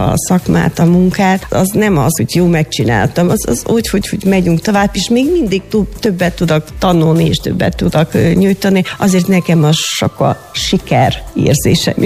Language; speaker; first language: Hungarian; non-native, fluent; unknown